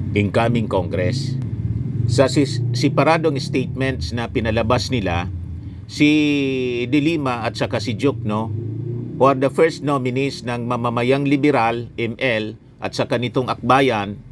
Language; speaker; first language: Filipino; non-native, local second language; Bikol